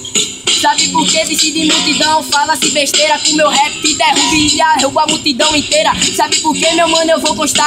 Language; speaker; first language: Portuguese; native; Portuguese